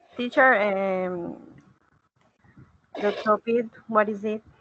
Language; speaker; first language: English; non-native, learner; Spanish